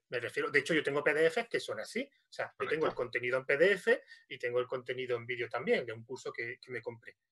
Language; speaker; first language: Spanish; native; Spanish